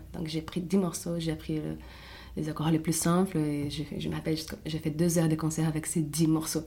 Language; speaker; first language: French; non-native, fluent; Portuguese